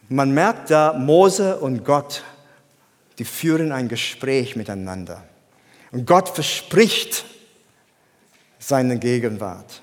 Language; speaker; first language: German; non-native, fluent; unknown